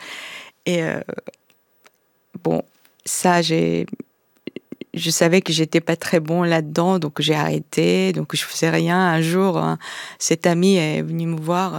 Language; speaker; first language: French; non-native, fluent; Korean